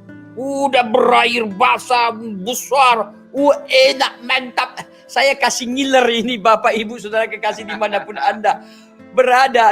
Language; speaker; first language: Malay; non-native, local second language; Achinese